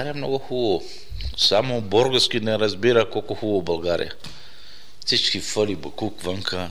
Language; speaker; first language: Bulgarian; non-native, learner; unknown